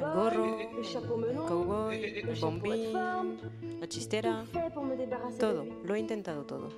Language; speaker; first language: Spanish; non-native, fluent; French